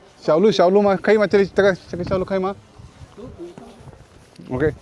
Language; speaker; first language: Chinese; non-native, learner; Kannada